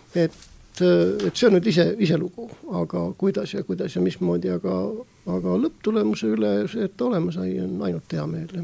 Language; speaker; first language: Estonian; native; Estonian